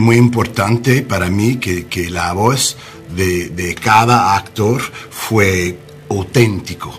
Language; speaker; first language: Spanish; non-native, learner; English